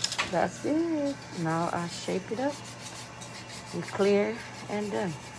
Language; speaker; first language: English; non-native, fluent; Vietnamese